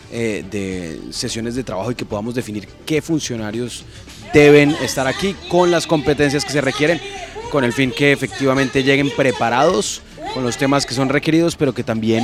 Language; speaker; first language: Spanish; native; Spanish